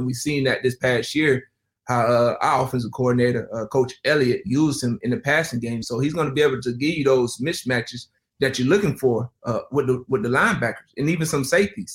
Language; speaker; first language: English; native; English